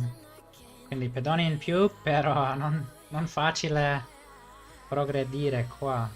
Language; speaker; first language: Italian; non-native, fluent; English